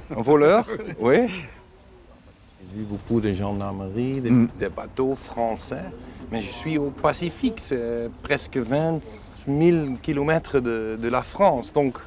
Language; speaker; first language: French; non-native, fluent; Dutch